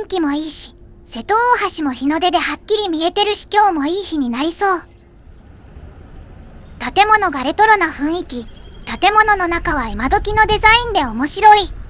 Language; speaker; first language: Japanese; native; Japanese